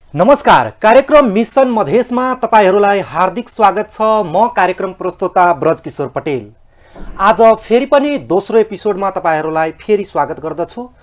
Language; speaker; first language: Nepali; non-native, local second language; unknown